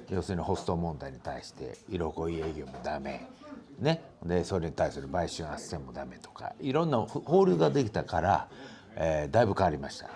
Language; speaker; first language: Japanese; native; Japanese